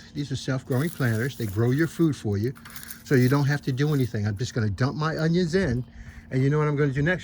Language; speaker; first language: English; native; English